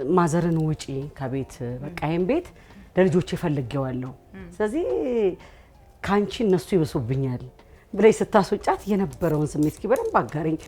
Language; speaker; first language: Amharic; native; Amharic